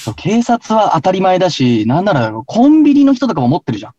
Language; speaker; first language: Japanese; early bilingual, heritage; English